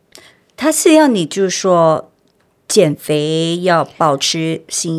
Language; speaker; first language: Chinese; early bilingual, heritage; Chinese